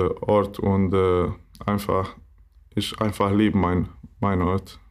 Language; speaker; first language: German; non-native, learner; Bosnian